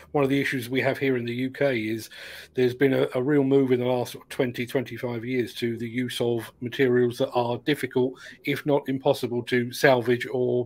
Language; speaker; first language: English; native; English